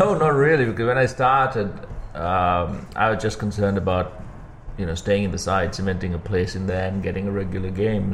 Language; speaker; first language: English; non-native, local second language; Sinhala